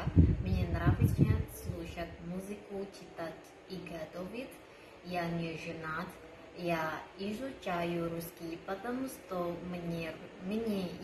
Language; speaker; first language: Russian; non-native, learner; Indonesian